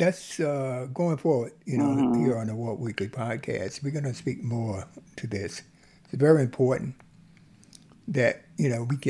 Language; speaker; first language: English; native; English